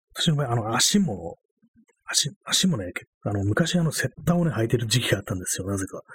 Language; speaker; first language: Japanese; native; Japanese